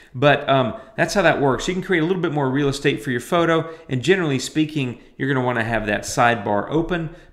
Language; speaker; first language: English; native; English